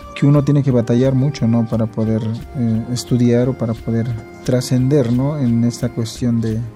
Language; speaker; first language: Spanish; non-native, local second language; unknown